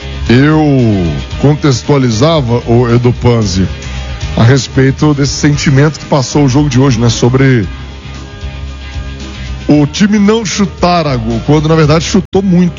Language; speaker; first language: Portuguese; native; Portuguese